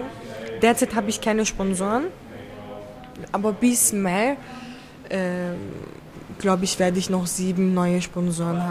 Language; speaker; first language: German; early bilingual, other home language; Turkish